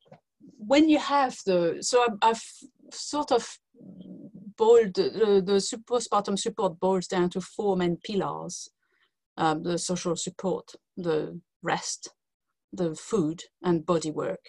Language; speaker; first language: English; non-native, fluent; French